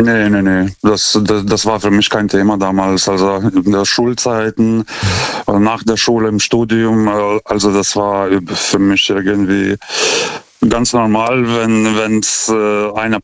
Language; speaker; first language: German; non-native, fluent; Lithuanian